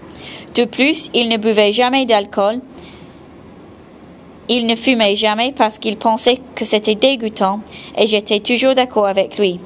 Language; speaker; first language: French; non-native, fluent; English